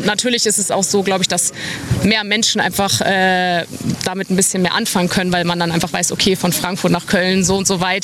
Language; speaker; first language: German; native; German